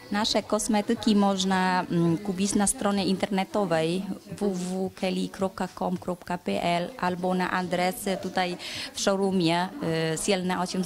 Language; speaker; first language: Polish; non-native, learner; Vietnamese